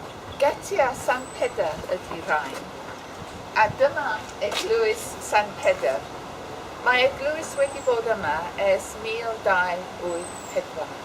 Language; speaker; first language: Welsh; non-native, learner; English